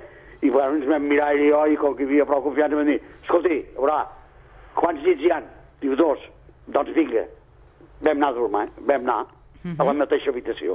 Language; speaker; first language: Catalan; native; Catalan